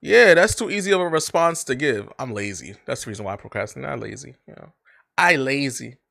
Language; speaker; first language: English; native; English